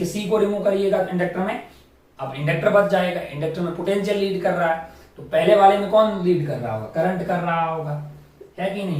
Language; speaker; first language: Hindi; native; Hindi